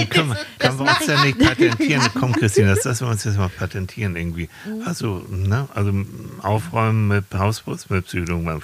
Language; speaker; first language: German; native; German